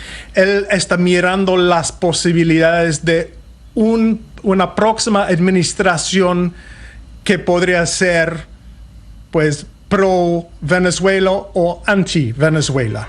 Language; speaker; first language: Spanish; non-native, fluent; English